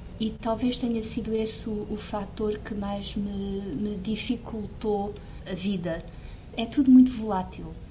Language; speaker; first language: Portuguese; early bilingual, heritage; Portuguese